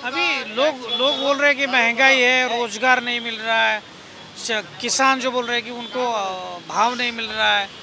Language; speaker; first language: Hindi; non-native, local second language; Marathi